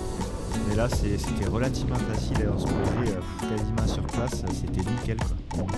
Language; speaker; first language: French; native; French